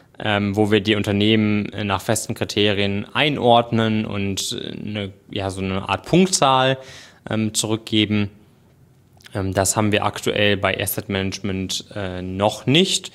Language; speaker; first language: German; native; German